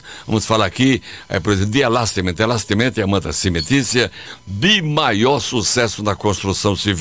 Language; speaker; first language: Portuguese; native; Portuguese